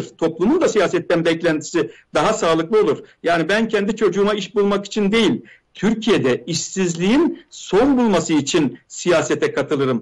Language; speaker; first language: Turkish; native; Turkish